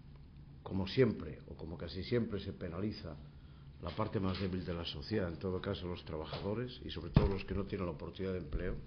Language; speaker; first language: Spanish; native; Spanish